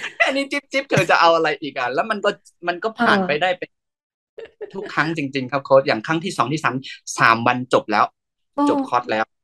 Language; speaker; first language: Thai; non-native, fluent; Burmese